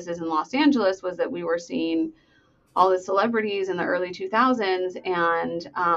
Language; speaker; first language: English; native; English